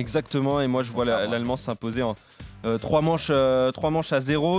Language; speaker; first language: French; native; French